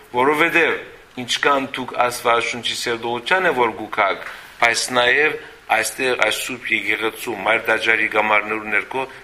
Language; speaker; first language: Armenian; early bilingual, heritage; Armenian